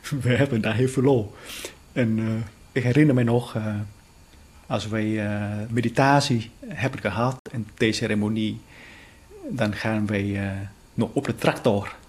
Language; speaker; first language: Dutch; non-native, fluent; Vietnamese